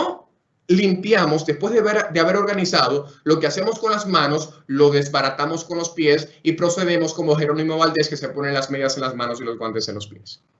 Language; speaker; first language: Spanish; native; Spanish